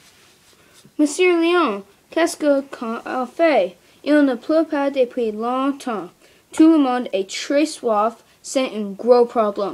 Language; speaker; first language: French; non-native, learner; English